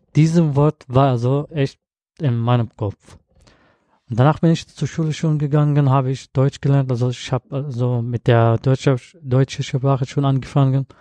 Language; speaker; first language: German; non-native, learner; Arabic